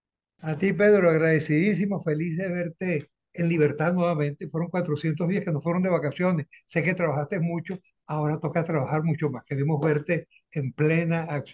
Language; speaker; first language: Spanish; native; Spanish